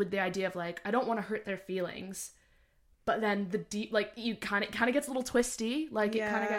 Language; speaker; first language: English; native; English